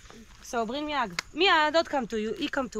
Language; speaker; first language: English; non-native, learner; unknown